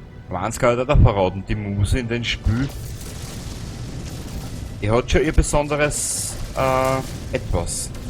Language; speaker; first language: German; native; German